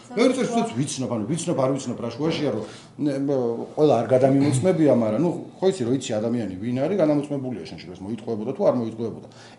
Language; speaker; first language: Georgian; native; Georgian